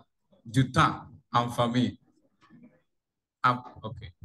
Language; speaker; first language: French; non-native, learner; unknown